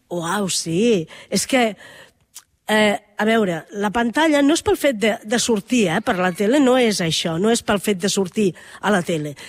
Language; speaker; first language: Catalan; native; Catalan